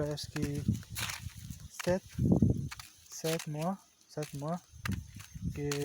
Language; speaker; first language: French; non-native, learner; Portuguese